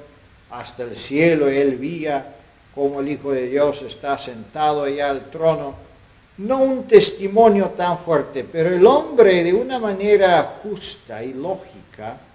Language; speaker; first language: Spanish; non-native, fluent; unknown